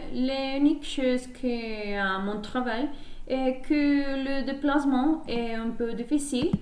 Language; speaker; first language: French; non-native, learner; Spanish